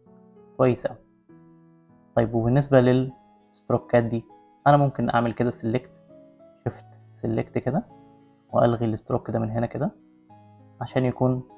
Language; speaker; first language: Arabic; native; Arabic